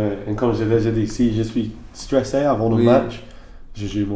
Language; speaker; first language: French; non-native, learner; English